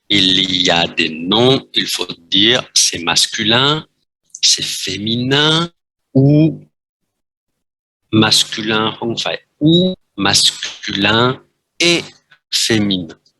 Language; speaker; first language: French; non-native, fluent; Vietnamese